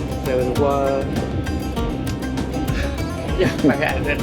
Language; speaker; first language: English; non-native, learner; Vietnamese